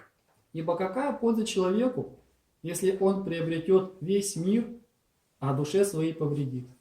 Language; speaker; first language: Russian; native; Russian